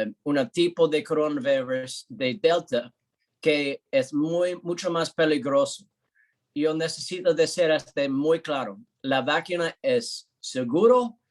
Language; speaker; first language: Spanish; non-native, learner; English